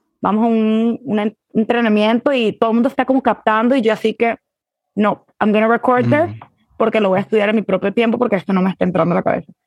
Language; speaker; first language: Spanish; early bilingual, heritage; Spanish